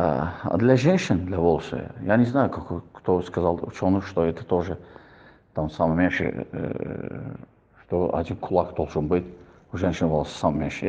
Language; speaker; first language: Russian; non-native, fluent; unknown